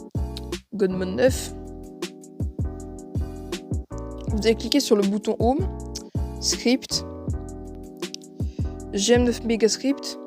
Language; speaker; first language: French; native; French